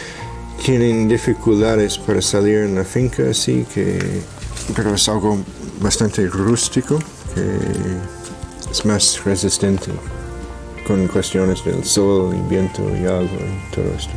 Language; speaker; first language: Spanish; non-native, fluent; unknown